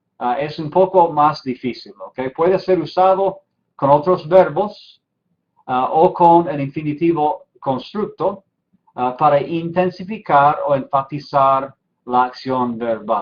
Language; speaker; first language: Spanish; non-native, fluent; English